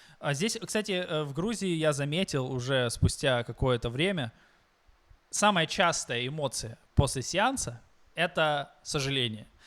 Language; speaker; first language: Russian; native; Russian